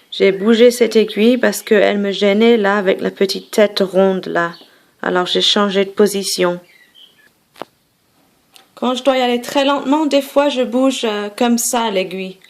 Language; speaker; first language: French; non-native, fluent; English